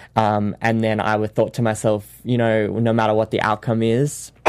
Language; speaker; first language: English; native; English